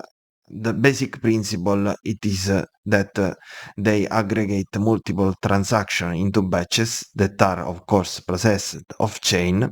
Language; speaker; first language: English; non-native, fluent; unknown